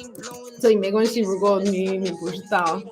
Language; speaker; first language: Chinese; non-native, learner; English